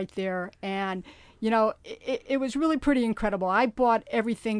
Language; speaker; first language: English; native; English